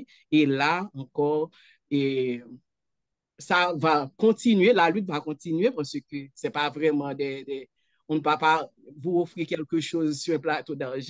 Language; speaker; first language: French; non-native, local second language; Haitian Creole